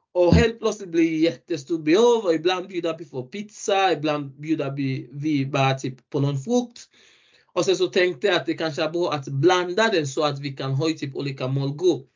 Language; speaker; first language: Swedish; non-native, fluent; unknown